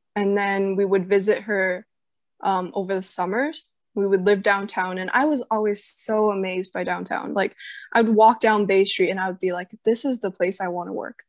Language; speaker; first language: English; early bilingual, other home language; Chinese